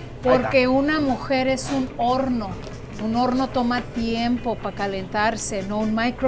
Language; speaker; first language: Spanish; early bilingual, heritage; Spanish